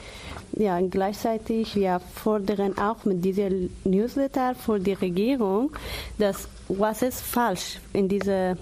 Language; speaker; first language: German; non-native, learner; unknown